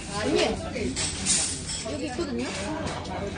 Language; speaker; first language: Korean; non-native, fluent; Japanese